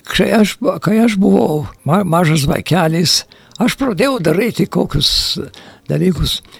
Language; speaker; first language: Lithuanian; non-native, local second language; Yiddish